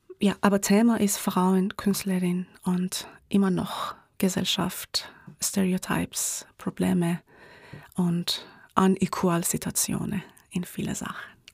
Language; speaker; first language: German; non-native, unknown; Persian